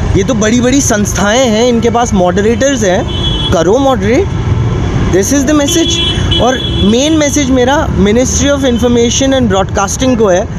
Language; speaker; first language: Hindi; non-native, local second language; Manipuri